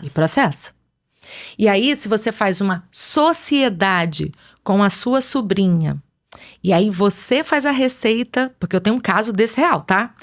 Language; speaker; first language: Portuguese; native; Portuguese